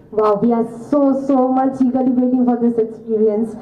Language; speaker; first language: English; non-native, local second language; Telugu